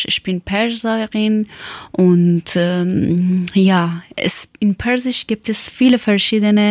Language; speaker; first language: German; non-native, learner; Persian